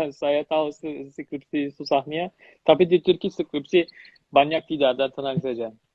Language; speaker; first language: Indonesian; non-native, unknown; Turkish